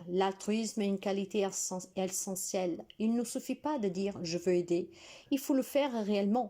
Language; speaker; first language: French; non-native, fluent; Italian